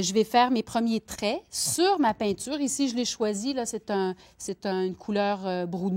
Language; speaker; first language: French; native; French